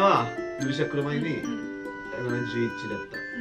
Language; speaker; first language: Japanese; non-native, fluent; Indonesian